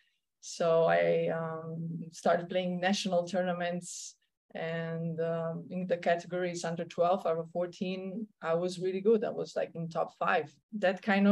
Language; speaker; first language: English; non-native, fluent; Slovenian